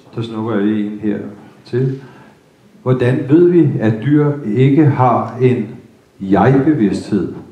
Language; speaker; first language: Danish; native; Danish